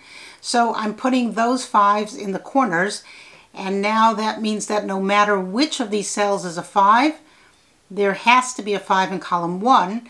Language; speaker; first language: English; native; English